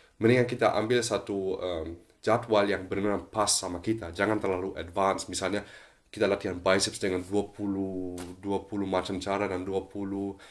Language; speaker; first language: Indonesian; non-native, fluent; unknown